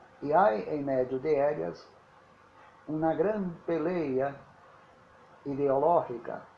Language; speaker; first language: Spanish; non-native, learner; Portuguese